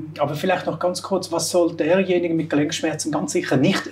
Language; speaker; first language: German; native; German